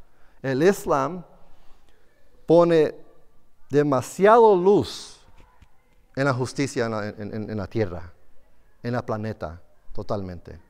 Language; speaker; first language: Spanish; non-native, fluent; English